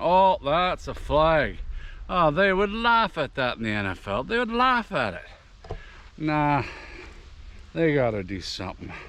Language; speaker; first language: English; native; English